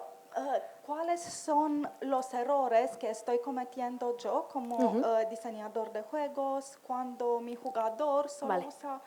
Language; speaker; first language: Spanish; non-native, fluent; English